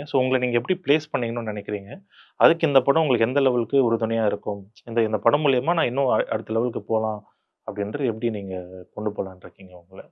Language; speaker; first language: Tamil; native; Tamil